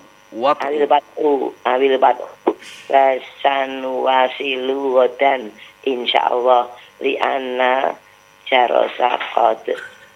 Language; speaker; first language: Arabic; non-native, learner; Indonesian